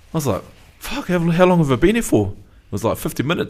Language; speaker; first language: English; native; English